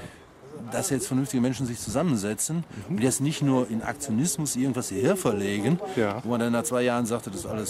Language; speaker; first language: German; native; German